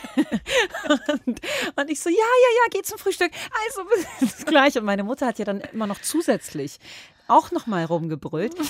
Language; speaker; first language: German; early bilingual, other home language; Arabic